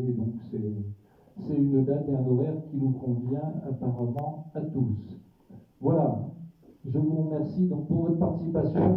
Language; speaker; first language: French; native; French